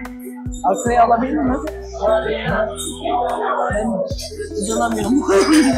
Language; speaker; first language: Turkish; early bilingual, heritage; Turkish